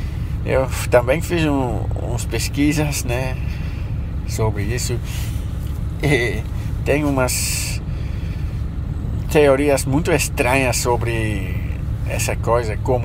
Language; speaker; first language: Portuguese; non-native, fluent; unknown